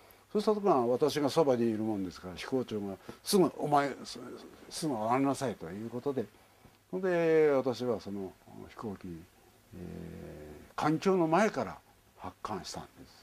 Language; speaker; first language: Japanese; native; Japanese